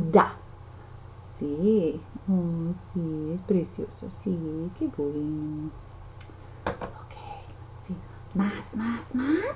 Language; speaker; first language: Spanish; non-native, learner; English